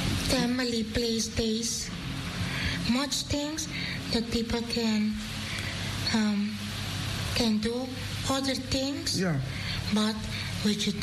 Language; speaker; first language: English; non-native, learner; Dutch